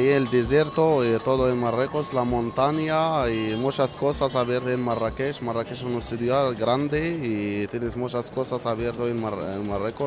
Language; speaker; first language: Spanish; non-native, learner; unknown